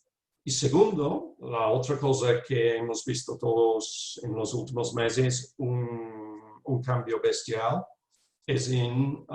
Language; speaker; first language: Spanish; non-native, fluent; English